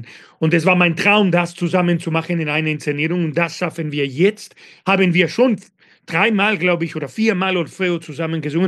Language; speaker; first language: German; non-native, fluent; Spanish